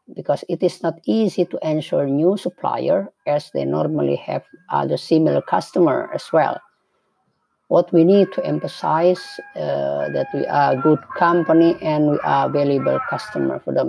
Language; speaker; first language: English; non-native, fluent; Indonesian